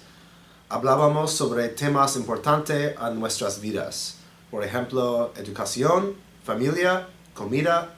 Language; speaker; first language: Spanish; non-native, learner; English